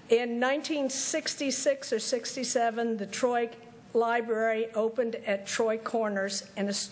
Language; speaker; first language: English; native; English